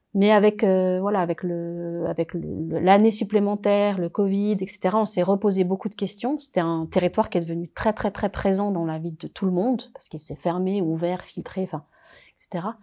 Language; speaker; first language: French; native; French